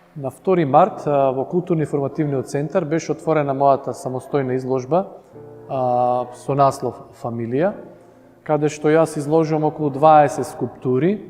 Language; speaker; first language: Macedonian; early bilingual, heritage; Macedonian